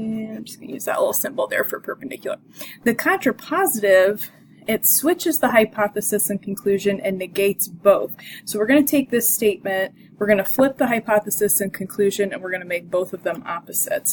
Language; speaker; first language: English; native; English